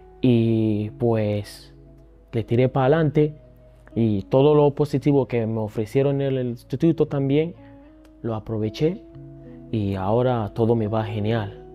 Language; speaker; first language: Spanish; early bilingual, other home language; Akan